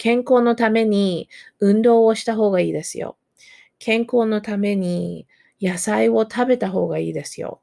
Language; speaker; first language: Japanese; non-native, fluent; English